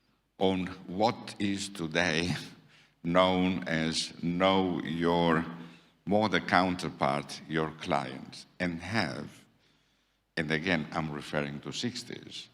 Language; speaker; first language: English; non-native, fluent; Italian